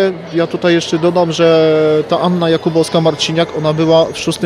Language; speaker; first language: Polish; native; Polish